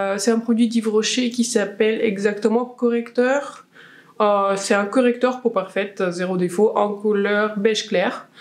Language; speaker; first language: French; non-native, fluent; Russian